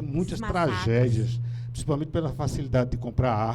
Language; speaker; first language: Portuguese; native; Portuguese